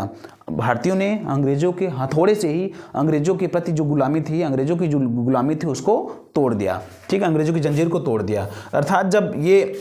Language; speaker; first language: Hindi; native; Hindi